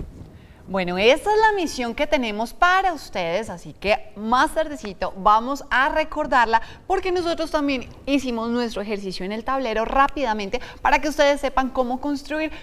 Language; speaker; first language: Spanish; native; Spanish